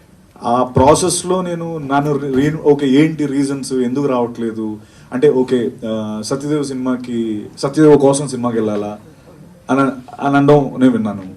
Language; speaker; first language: Telugu; native; Telugu